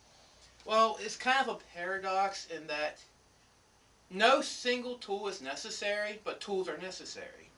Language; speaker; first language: English; native; English